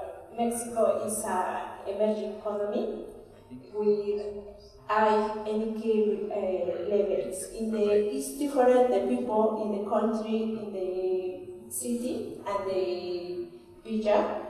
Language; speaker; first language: English; non-native, learner; Spanish